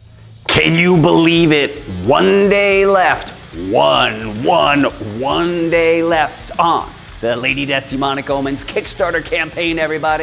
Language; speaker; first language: English; native; English